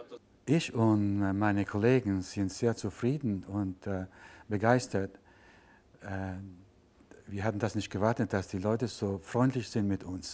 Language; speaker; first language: German; non-native, learner; Italian